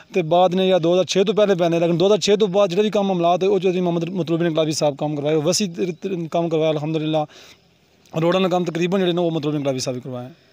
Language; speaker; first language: Punjabi; non-native, local second language; Gujari